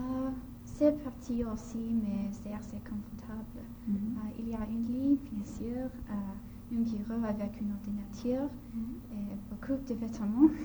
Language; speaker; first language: French; non-native, learner; English